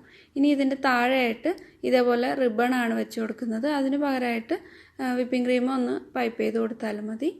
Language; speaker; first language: Malayalam; native; Malayalam